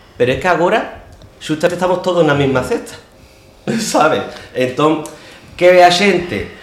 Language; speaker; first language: Galician; non-native, local second language; Spanish